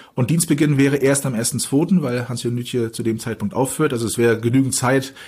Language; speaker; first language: German; native; German